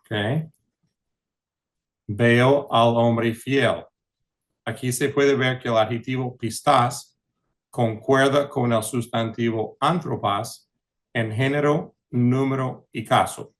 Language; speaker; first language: Spanish; early bilingual, heritage; English